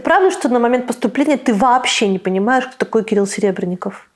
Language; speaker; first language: Russian; native; Russian